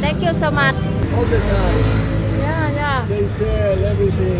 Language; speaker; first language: English; non-native, learner; Thai